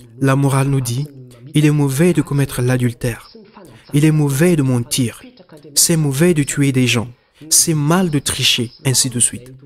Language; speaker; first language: French; non-native, local second language; Malagasy